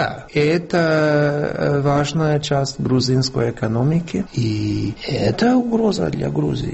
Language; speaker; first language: Russian; non-native, fluent; English